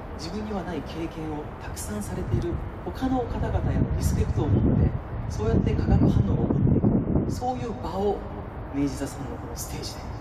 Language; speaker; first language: Japanese; native; Japanese